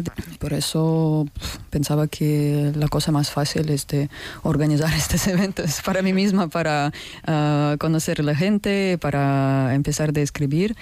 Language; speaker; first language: Spanish; non-native, fluent; Russian